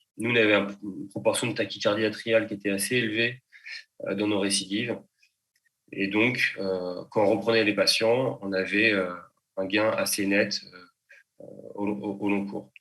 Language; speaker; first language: French; native; French